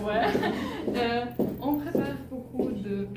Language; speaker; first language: French; non-native, learner; Ukrainian